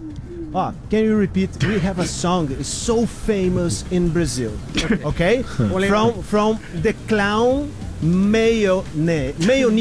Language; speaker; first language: English; non-native, learner; Portuguese